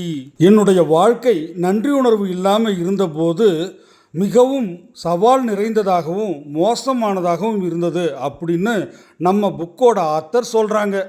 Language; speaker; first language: Tamil; native; Tamil